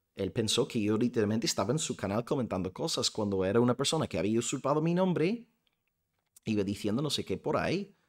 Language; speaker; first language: Spanish; non-native, fluent; English